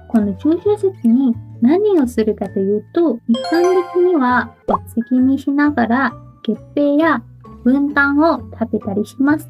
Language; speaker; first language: Japanese; non-native, fluent; Chinese